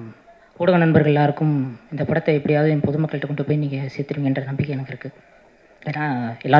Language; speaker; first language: Tamil; native; Tamil